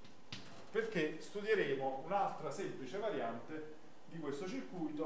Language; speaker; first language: Italian; native; Italian